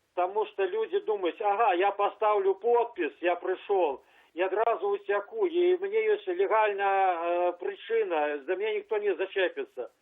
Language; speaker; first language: Belarusian; native; Belarusian